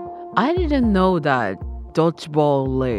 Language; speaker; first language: English; non-native, learner; Japanese